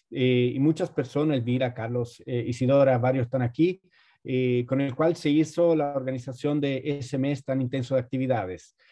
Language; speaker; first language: Spanish; native; Spanish